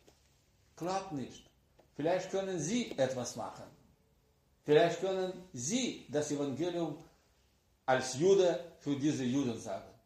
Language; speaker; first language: German; non-native, learner; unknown